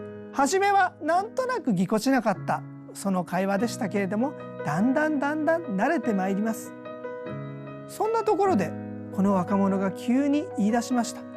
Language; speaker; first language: Japanese; native; Japanese